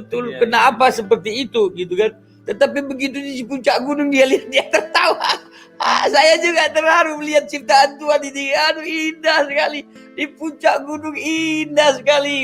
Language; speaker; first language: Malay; non-native, local second language; Achinese